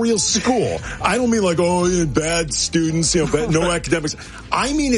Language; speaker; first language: English; native; English